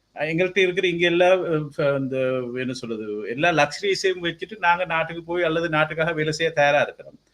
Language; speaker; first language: Tamil; native; Tamil